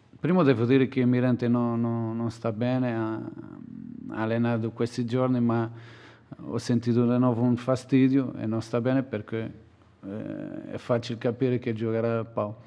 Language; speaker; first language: Italian; non-native, fluent; Portuguese